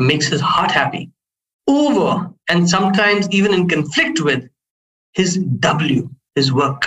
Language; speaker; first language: English; non-native, local second language; Hindi